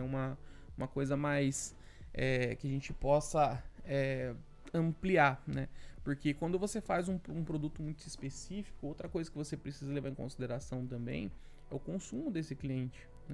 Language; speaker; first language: Portuguese; native; Portuguese